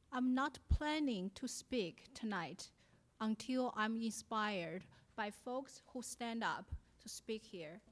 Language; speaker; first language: English; non-native, fluent; Chinese